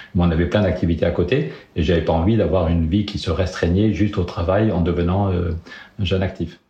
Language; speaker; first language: French; native; French